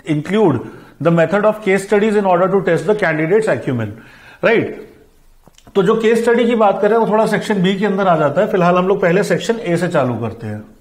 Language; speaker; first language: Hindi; native; Hindi